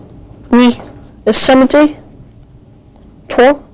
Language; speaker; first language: French; non-native, learner; English